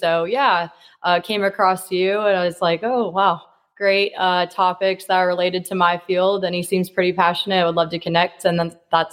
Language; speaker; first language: English; native; English